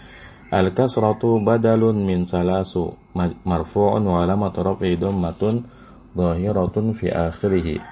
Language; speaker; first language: Arabic; non-native, fluent; Indonesian